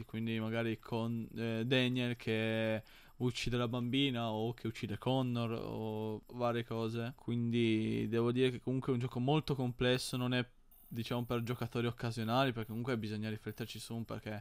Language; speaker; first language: Italian; native; Italian